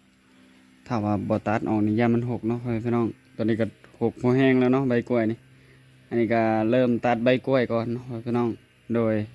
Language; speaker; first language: Thai; non-native, local second language; Lao